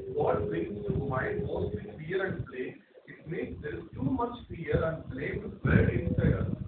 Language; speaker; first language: English; non-native, local second language; Telugu